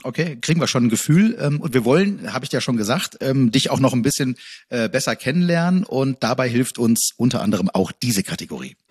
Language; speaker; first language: German; native; German